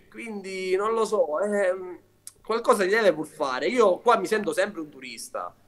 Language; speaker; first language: Italian; native; Italian